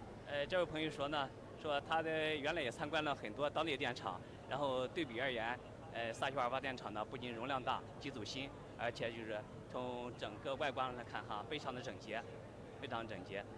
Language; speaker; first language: Chinese; native; Chinese